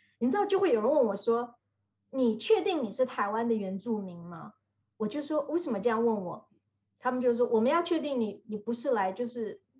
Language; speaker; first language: Chinese; native; Chinese